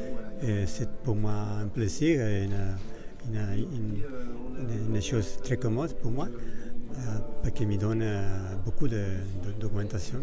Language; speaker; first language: French; non-native, fluent; Spanish